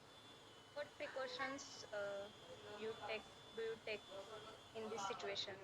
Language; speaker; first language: English; non-native, learner; Marathi